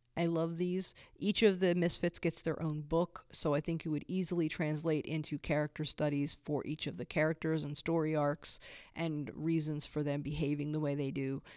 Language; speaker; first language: English; native; English